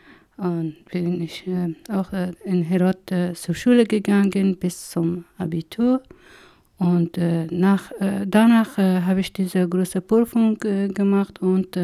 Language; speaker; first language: German; non-native, learner; Persian